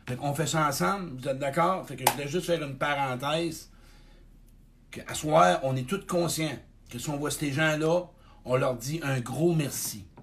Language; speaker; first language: French; native; French